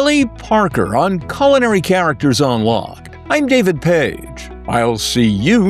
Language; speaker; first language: English; native; English